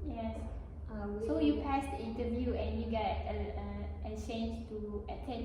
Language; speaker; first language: English; non-native, learner; Malay